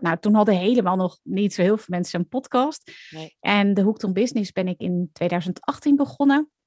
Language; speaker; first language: Dutch; native; Dutch